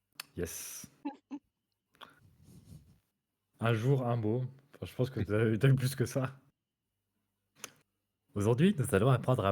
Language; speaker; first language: French; native; French